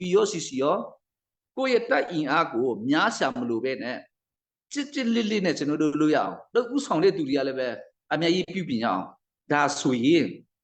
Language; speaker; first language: Burmese; non-native, local second language; Hakha Chin